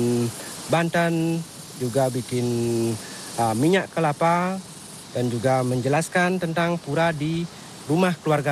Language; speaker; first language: Indonesian; non-native, local second language; Balinese